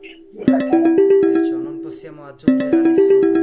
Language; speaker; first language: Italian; non-native, fluent; Bangla